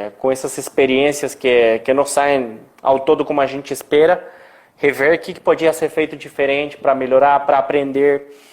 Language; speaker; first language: Portuguese; non-native, fluent; Spanish